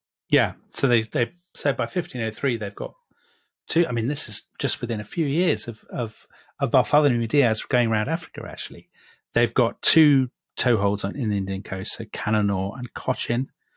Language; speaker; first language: English; native; English